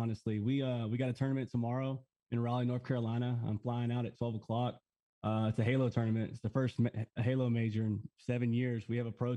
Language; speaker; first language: English; native; English